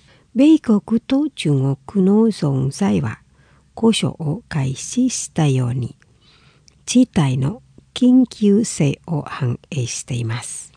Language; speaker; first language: Japanese; non-native, fluent; Indonesian